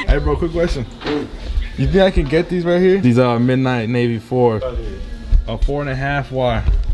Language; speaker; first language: English; early bilingual, other home language; Spanish